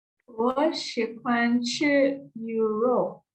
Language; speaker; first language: Chinese; non-native, learner; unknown